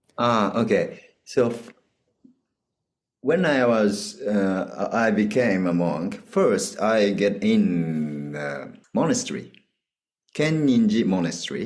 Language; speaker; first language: English; non-native, learner; Japanese